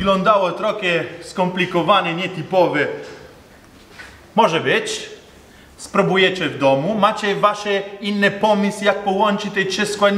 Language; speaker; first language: Polish; non-native, learner; Italian